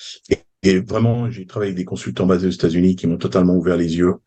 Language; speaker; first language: French; native; French